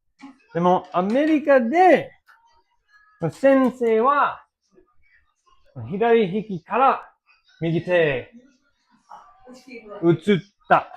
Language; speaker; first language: Japanese; non-native, learner; English